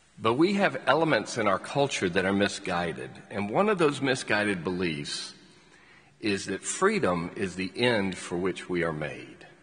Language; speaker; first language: English; native; English